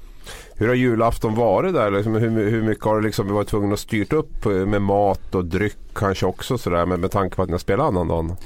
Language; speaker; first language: Swedish; native; Swedish